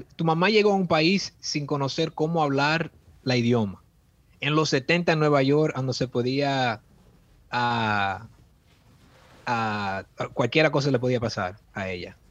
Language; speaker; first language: Spanish; early bilingual, heritage; Spanish